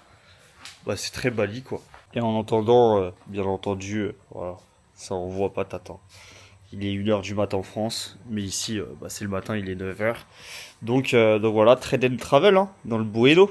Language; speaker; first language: French; native; French